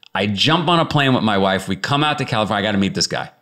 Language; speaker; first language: English; native; English